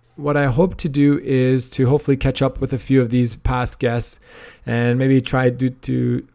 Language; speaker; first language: English; native; English